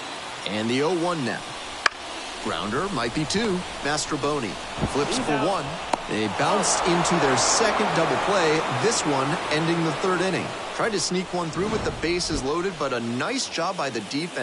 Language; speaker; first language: English; native; English